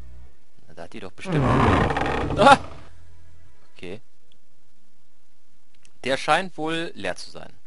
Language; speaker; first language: German; native; German